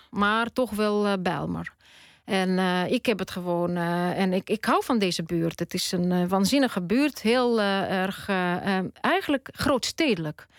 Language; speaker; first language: Dutch; non-native, fluent; Russian